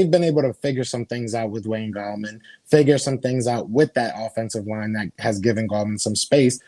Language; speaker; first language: English; native; English